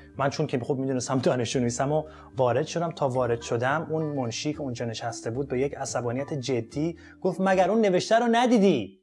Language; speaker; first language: Persian; native; Persian